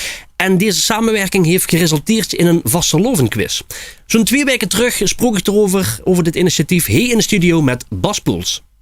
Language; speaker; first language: Dutch; native; Dutch